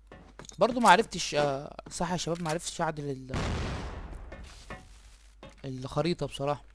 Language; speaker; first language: Arabic; native; Arabic